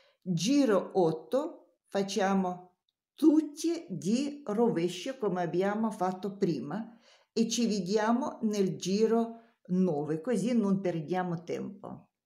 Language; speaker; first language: Italian; non-native, learner; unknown